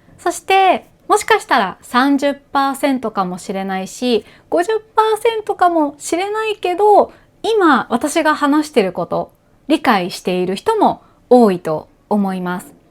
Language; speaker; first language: Japanese; native; Japanese